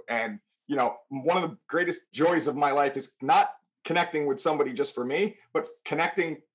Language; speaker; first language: English; native; English